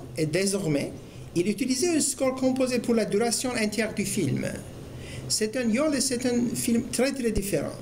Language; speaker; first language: French; non-native, fluent; Turkish